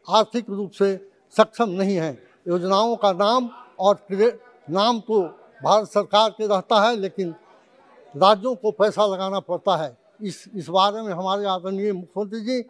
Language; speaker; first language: Hindi; native; Hindi